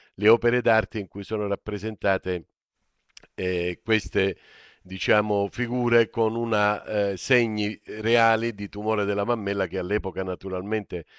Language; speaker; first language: Italian; native; Italian